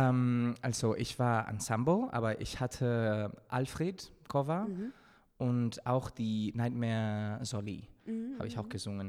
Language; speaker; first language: German; non-native, fluent; Spanish